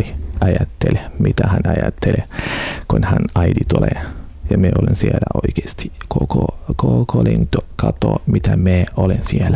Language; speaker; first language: Finnish; non-native, learner; Arabic